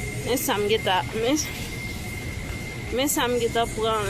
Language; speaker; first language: French; non-native, learner; Haitian Creole